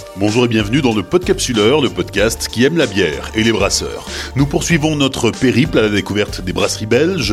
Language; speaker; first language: French; native; French